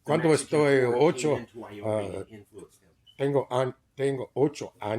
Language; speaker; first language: Spanish; non-native, learner; English